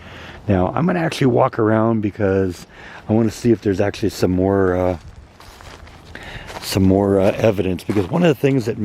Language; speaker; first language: English; native; English